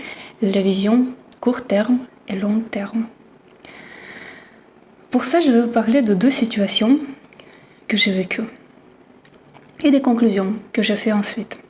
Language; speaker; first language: French; non-native, fluent; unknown